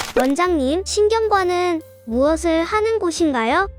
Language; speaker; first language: Korean; native; Korean